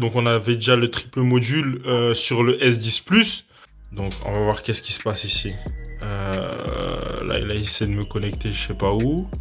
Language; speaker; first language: French; native; French